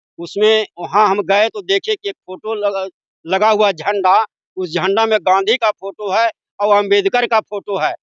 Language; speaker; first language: Hindi; native; Hindi